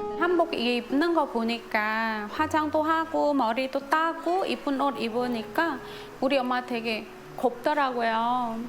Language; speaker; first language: Korean; non-native, fluent; Khmer